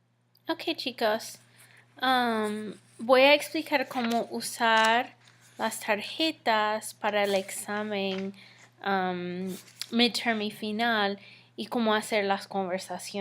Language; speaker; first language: Spanish; non-native, fluent; English